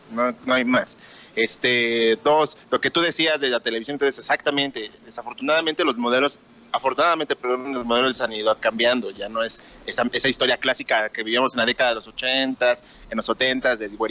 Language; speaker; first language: Spanish; native; Spanish